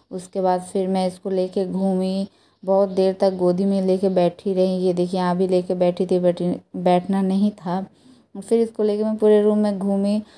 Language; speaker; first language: Hindi; native; Hindi